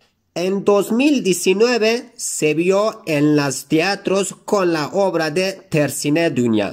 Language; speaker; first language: Spanish; non-native, fluent; Turkish